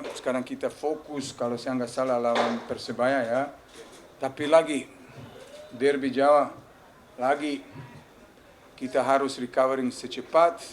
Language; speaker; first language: Indonesian; non-native, fluent; Serbian